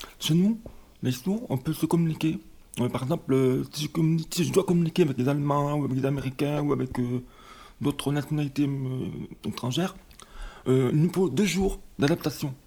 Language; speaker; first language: French; native; French